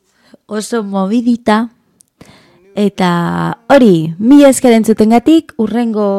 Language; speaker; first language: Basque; non-native, learner; Spanish